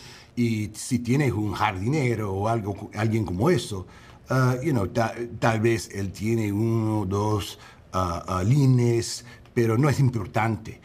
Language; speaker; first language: Spanish; non-native, learner; English